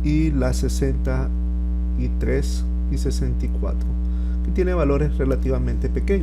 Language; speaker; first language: Spanish; native; Spanish